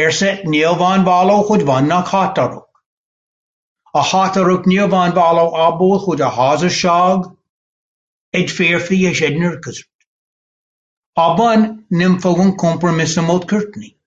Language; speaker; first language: Hungarian; non-native, fluent; English